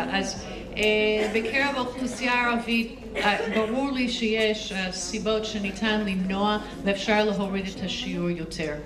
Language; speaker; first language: Hebrew; non-native, fluent; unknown